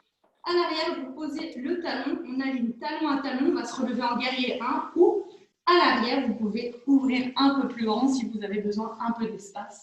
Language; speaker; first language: French; native; French